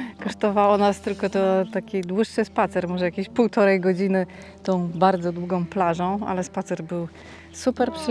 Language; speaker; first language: Polish; native; Polish